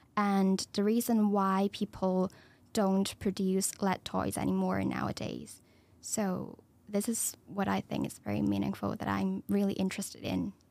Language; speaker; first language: English; non-native, local second language; Cantonese